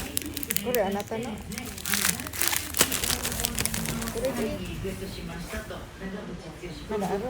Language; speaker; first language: Japanese; non-native, learner; Filipino